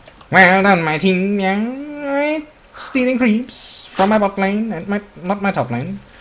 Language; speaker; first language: English; non-native, learner; German